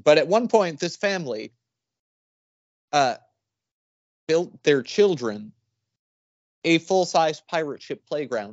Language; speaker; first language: English; native; English